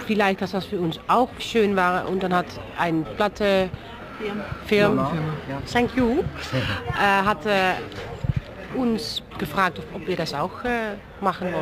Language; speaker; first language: German; non-native, fluent; Dutch